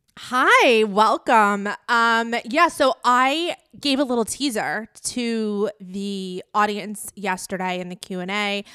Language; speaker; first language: English; native; English